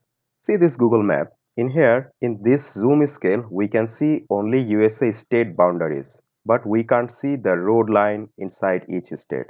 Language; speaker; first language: English; non-native, local second language; Bangla